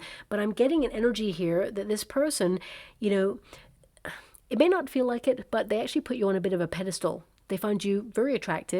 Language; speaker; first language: English; native; English